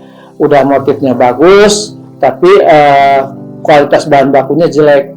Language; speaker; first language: Indonesian; non-native, local second language; Sundanese